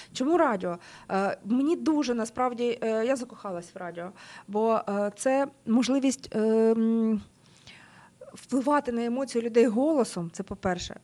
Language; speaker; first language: Ukrainian; native; Ukrainian